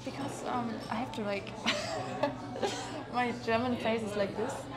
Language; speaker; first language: English; non-native, fluent; German